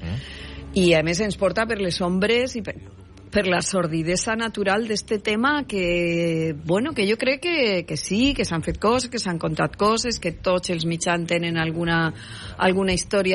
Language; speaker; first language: Catalan; native; Catalan